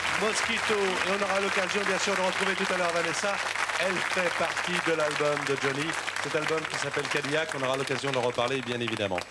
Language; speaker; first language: French; native; French